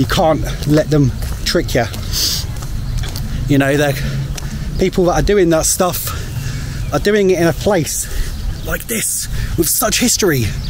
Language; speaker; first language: English; native; English